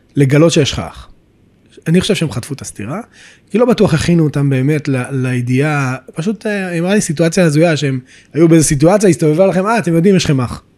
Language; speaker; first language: Hebrew; native; Hebrew